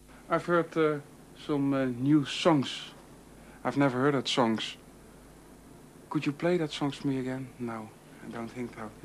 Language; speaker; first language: English; non-native, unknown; Dutch